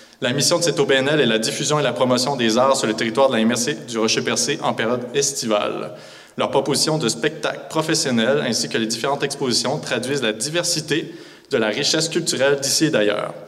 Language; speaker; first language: French; native; French